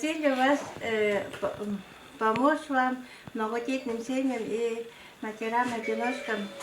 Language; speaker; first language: Russian; non-native, local second language; Tuvinian